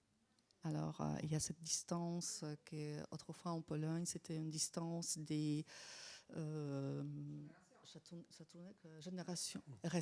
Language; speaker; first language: French; non-native, fluent; Polish